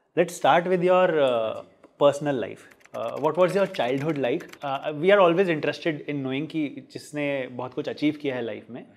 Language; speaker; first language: Hindi; native; Hindi